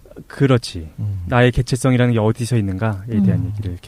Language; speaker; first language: Korean; native; Korean